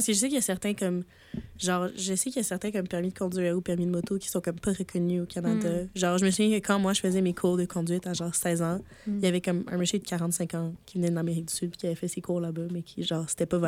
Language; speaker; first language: French; native; French